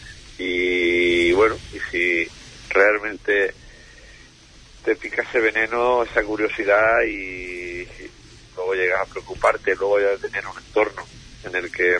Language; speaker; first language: Spanish; native; Spanish